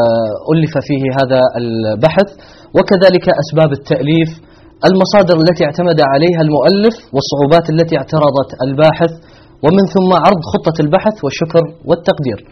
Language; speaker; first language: Arabic; native; Arabic